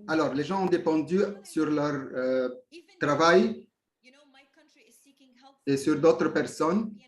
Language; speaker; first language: French; non-native, local second language; Arabic